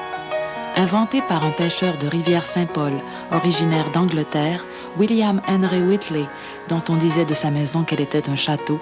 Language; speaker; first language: French; native; French